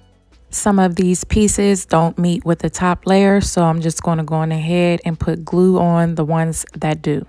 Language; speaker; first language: English; native; English